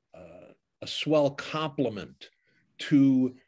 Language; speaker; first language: English; native; English